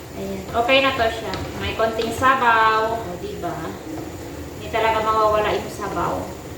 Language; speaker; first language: Filipino; non-native, local second language; Cebuano